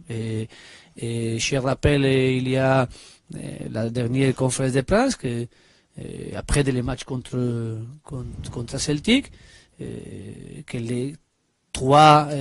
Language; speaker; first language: French; non-native, learner; Spanish